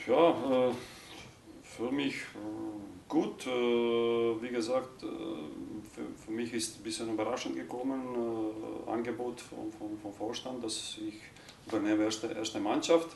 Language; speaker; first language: German; non-native, learner; Croatian